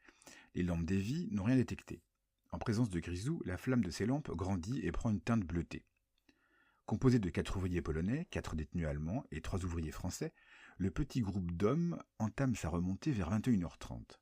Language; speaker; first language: French; native; French